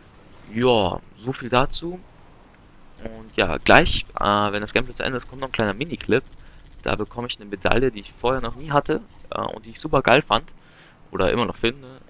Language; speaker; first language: German; native; German